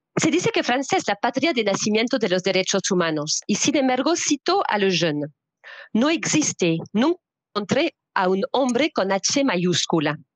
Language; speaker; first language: Spanish; non-native, fluent; French